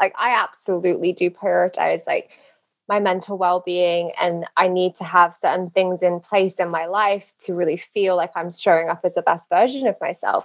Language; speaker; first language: English; native; English